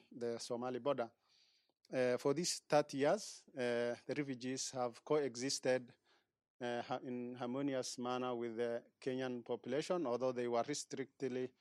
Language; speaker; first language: English; non-native, local second language; Somali